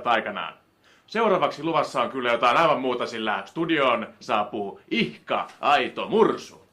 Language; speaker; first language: Finnish; native; Finnish